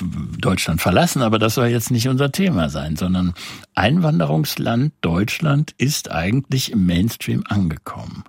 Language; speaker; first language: German; native; German